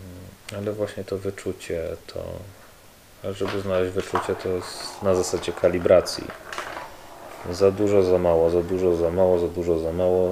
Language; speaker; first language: Polish; native; Polish